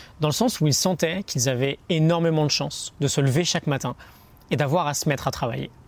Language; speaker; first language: French; native; French